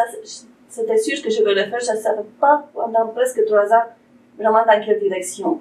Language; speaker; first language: French; non-native, fluent; Romanian